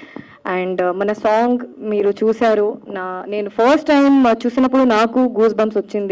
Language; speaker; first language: Telugu; non-native, fluent; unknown